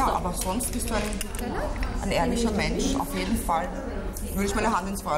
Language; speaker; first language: German; native; German